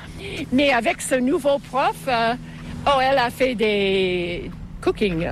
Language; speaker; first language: French; non-native, fluent; English